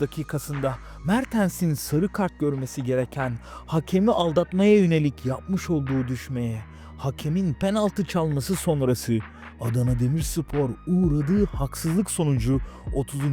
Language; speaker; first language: Turkish; native; Turkish